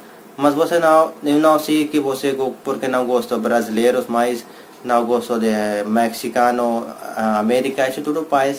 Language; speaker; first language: Portuguese; non-native, learner; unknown